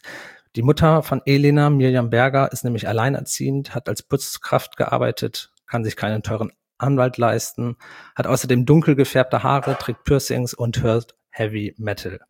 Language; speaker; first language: German; native; German